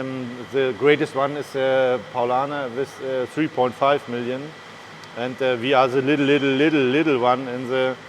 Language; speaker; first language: English; non-native, learner; German